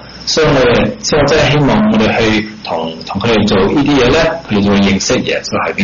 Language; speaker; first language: Chinese; early bilingual, heritage; Cantonese